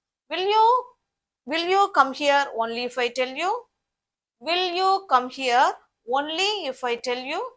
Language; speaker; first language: English; non-native, local second language; Tamil